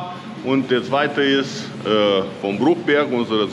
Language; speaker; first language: German; non-native, learner; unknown